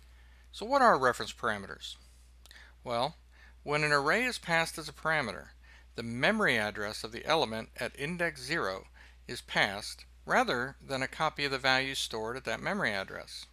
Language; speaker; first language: English; native; English